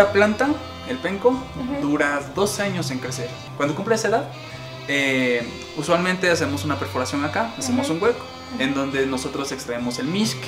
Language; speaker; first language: Spanish; native; Spanish